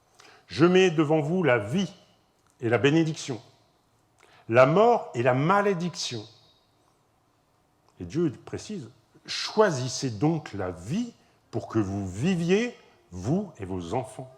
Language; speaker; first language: French; native; French